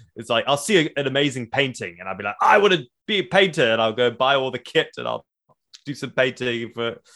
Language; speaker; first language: English; native; English